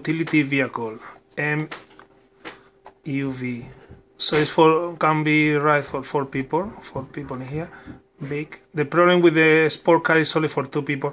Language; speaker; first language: English; non-native, learner; Spanish